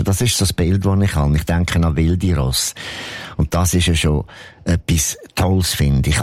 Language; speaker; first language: German; native; German